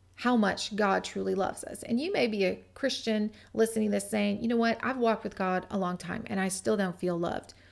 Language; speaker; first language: English; native; English